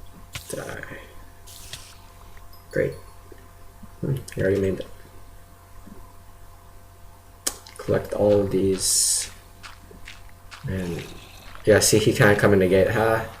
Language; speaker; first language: English; native; English